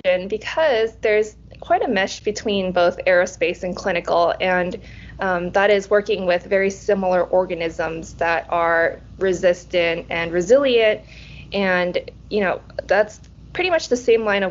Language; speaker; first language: English; early bilingual, other home language; Cantonese